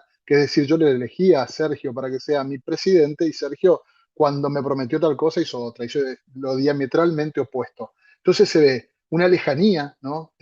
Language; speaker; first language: Spanish; native; Spanish